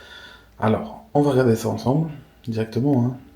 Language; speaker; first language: French; native; French